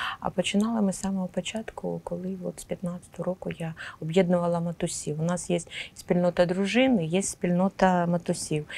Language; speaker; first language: Ukrainian; non-native, local second language; Russian